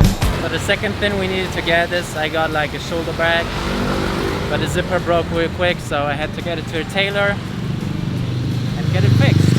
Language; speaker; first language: English; non-native, fluent; German